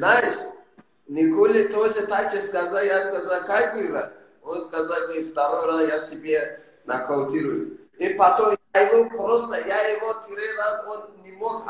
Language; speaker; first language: Russian; non-native, learner; Persian